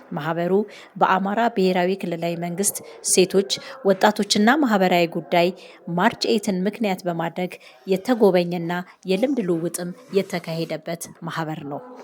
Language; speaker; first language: Amharic; native; Amharic